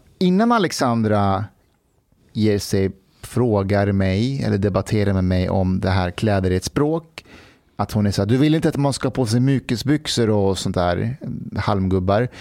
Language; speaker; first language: Swedish; early bilingual, other home language; Persian